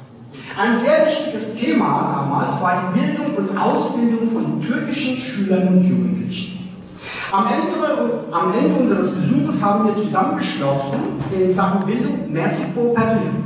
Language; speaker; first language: German; early bilingual, other home language; Turkish